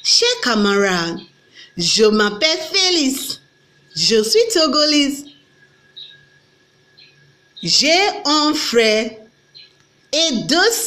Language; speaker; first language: French; non-native, learner; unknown